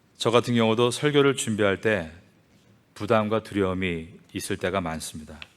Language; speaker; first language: Korean; native; Korean